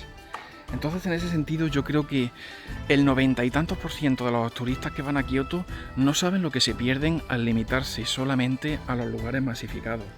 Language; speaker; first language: Spanish; native; Spanish